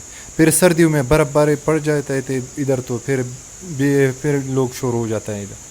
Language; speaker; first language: Hindi; non-native, local second language; Pashto